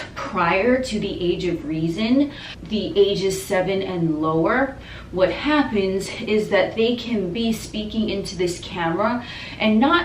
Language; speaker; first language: English; native; English